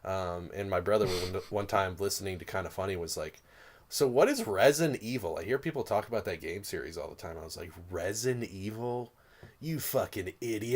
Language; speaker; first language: English; native; English